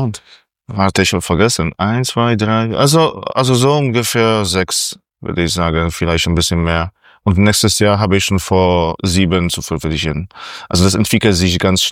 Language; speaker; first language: German; non-native, fluent; Polish